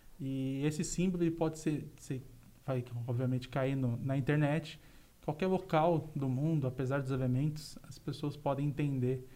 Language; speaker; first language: Portuguese; native; Portuguese